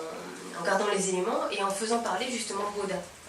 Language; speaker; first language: French; native; French